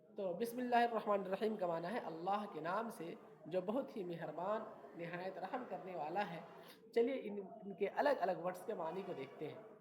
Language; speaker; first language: Urdu; native; Urdu